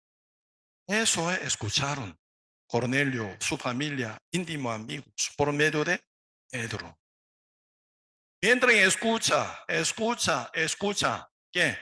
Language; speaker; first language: Spanish; non-native, learner; Korean